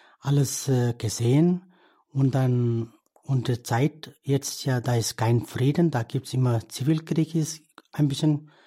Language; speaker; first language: German; non-native, learner; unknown